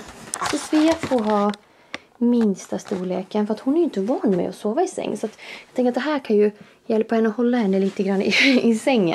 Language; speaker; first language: Swedish; native; Swedish